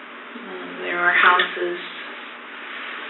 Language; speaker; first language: English; native; English